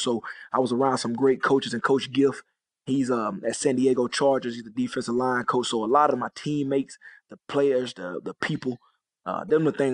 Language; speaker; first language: English; native; English